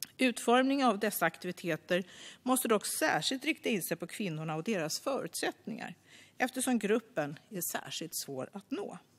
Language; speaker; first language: Swedish; native; Swedish